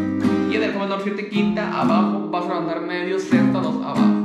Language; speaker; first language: Spanish; native; Spanish